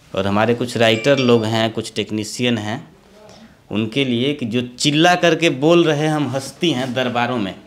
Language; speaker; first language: Hindi; native; Hindi